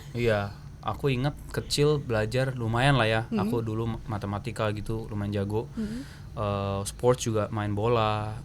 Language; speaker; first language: Indonesian; early bilingual, heritage; Japanese